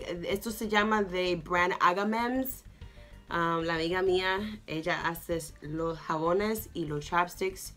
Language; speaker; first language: Spanish; early bilingual, heritage; English